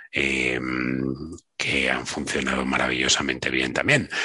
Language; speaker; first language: Spanish; native; Spanish